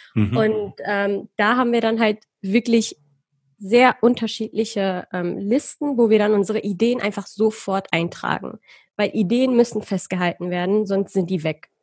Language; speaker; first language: German; early bilingual, other home language; Persian